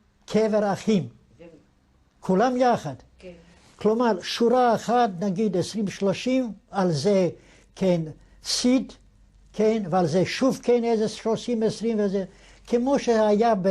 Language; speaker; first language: Hebrew; non-native, fluent; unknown